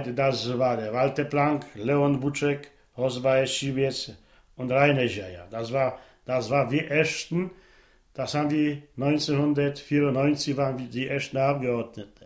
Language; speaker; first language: German; non-native, local second language; Polish